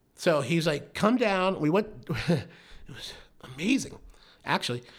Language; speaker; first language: English; native; English